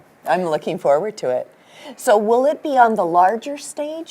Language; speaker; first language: English; native; English